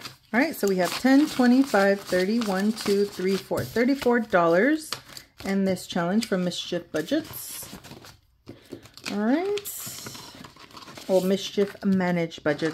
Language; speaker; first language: English; native; English